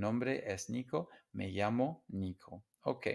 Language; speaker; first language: Spanish; non-native, fluent; English